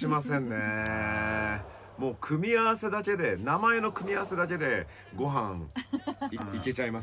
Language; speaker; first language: Japanese; native; Japanese